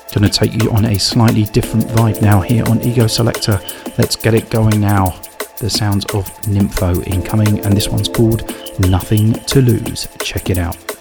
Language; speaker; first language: English; native; English